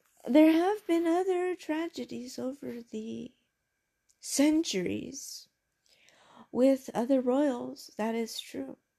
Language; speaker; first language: English; early bilingual, other home language; Spanish